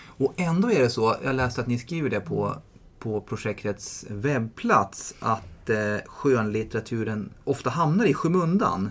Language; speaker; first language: Swedish; native; Swedish